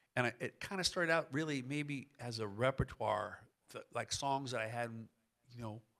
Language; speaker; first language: English; native; English